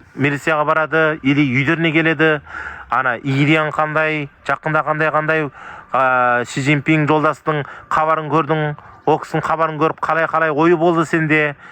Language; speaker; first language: Kazakh; native; Kazakh